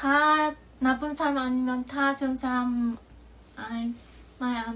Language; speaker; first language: Korean; non-native, learner; Vietnamese